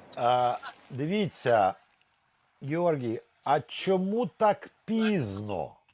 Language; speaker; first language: Ukrainian; native; Ukrainian